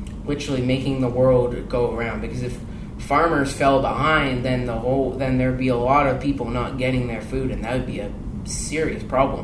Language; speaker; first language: English; native; English